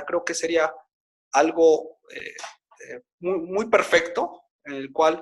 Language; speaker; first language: Spanish; native; Spanish